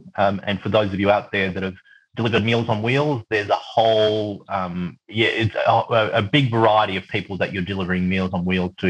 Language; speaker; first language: English; native; English